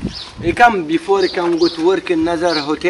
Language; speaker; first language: English; non-native, learner; Arabic